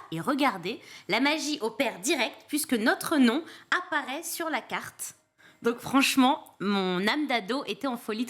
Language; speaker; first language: French; native; French